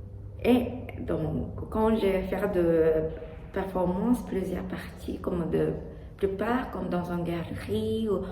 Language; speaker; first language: French; non-native, learner; Japanese